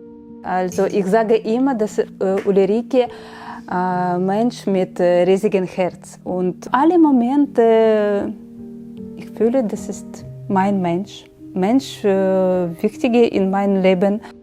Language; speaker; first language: German; non-native, learner; Ukrainian